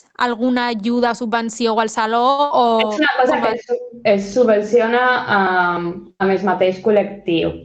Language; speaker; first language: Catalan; non-native, local second language; Spanish